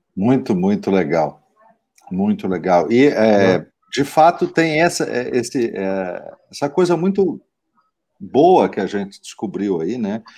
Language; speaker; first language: Portuguese; native; Portuguese